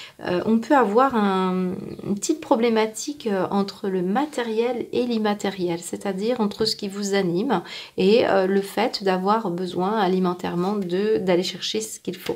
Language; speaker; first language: French; native; French